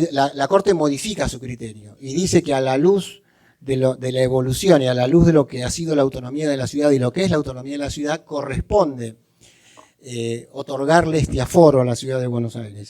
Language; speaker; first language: Spanish; native; Spanish